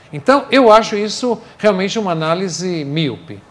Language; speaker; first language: Portuguese; non-native, fluent; English